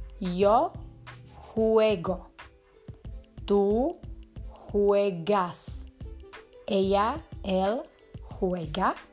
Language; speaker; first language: Spanish; non-native, fluent; Slovak